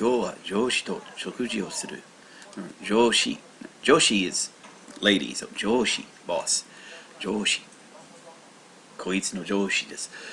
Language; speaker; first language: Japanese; non-native, learner; English